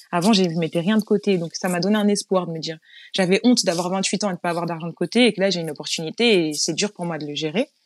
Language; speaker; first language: French; native; French